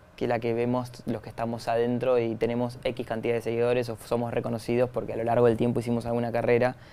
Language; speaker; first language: Spanish; native; Spanish